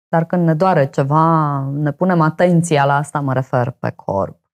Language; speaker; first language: Romanian; native; Romanian